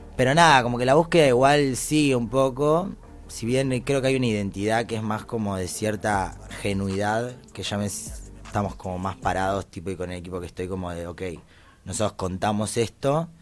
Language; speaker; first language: Spanish; native; Spanish